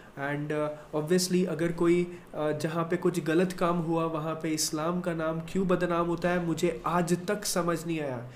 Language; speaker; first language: Hindi; native; Hindi